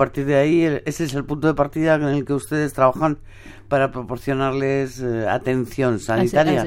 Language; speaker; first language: Spanish; native; Spanish